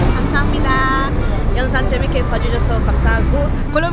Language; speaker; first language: Korean; non-native, learner; Spanish